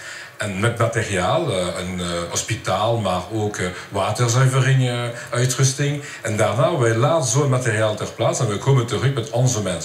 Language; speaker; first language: Dutch; non-native, local second language; French